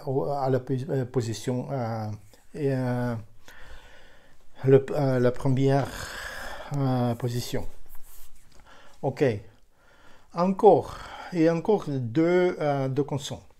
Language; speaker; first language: French; non-native, fluent; Ukrainian